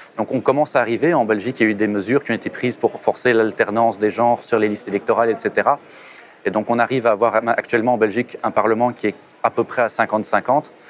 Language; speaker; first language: French; native; French